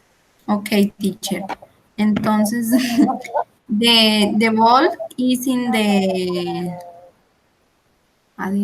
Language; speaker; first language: English; non-native, learner; Spanish